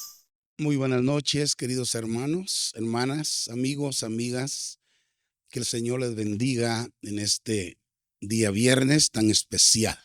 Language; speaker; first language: Spanish; native; Spanish